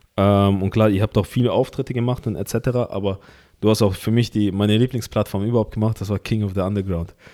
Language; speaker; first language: German; early bilingual, other home language; Russian